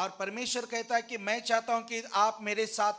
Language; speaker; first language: Hindi; native; Hindi